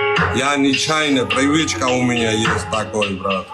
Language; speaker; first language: Russian; non-native, fluent; Georgian